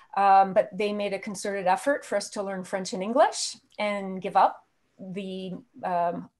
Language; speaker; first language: English; native; English